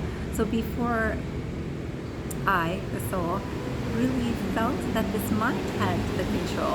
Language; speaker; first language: English; native; English